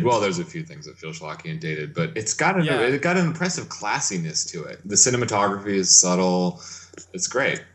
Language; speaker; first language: English; native; English